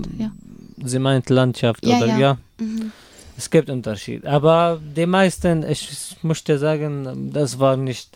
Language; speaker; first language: German; non-native, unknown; Arabic